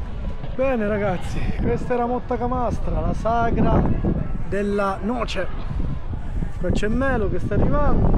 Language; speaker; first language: Italian; native; Italian